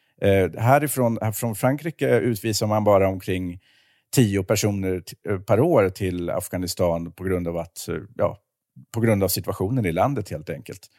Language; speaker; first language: Swedish; native; Swedish